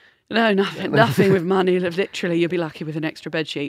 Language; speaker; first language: English; native; English